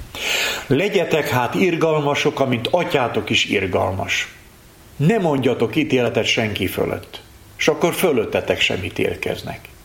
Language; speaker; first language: Hungarian; native; Hungarian